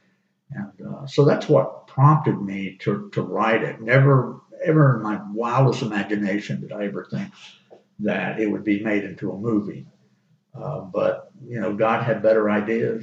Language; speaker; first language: English; native; English